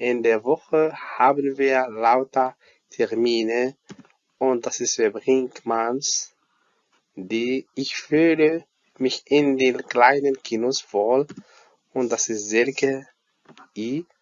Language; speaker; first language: German; non-native, fluent; Arabic